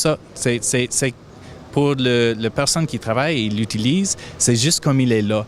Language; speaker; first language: French; non-native, fluent; English